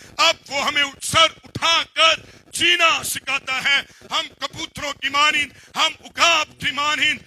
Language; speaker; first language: Urdu; non-native, local second language; Punjabi